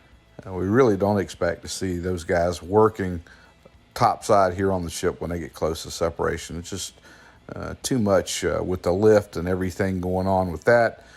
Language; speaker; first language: English; native; English